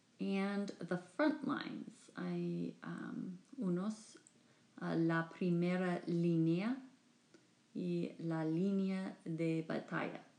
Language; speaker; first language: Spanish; non-native, fluent; English